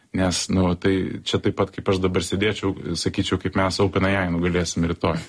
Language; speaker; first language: Lithuanian; early bilingual, heritage; Lithuanian